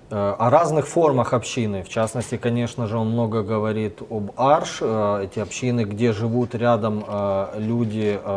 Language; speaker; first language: Russian; native; Russian